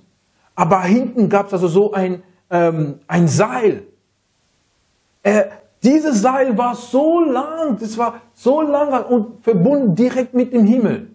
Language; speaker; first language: German; non-native, fluent; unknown